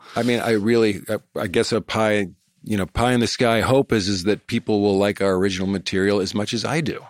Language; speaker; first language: English; native; English